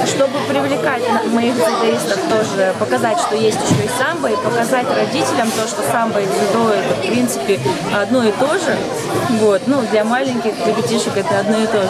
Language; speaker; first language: Russian; native; Russian